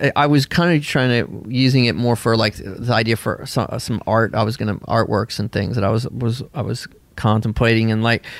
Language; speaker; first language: English; native; English